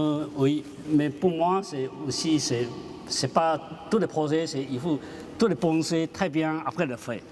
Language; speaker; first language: French; non-native, learner; Chinese